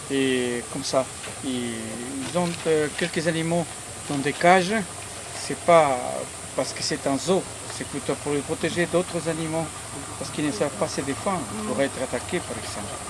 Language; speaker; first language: French; non-native, fluent; Spanish